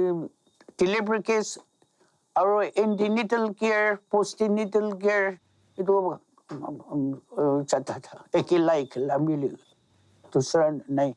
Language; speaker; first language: Hindi; non-native, local second language; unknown